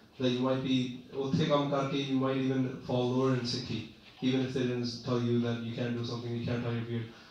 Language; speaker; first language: English; early bilingual, other home language; Punjabi